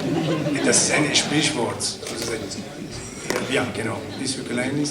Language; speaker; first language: German; non-native, learner; Persian